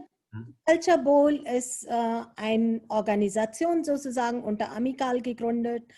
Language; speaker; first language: German; non-native, fluent; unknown